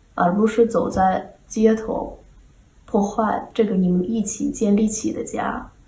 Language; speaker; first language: Chinese; non-native, fluent; Ukrainian